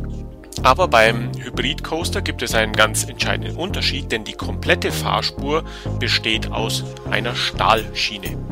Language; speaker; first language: German; native; German